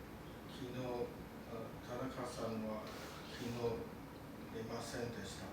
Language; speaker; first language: Japanese; non-native, learner; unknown